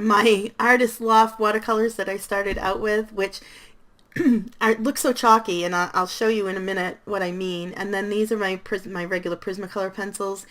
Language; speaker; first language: English; native; English